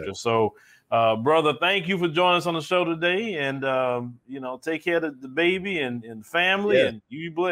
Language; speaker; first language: English; native; English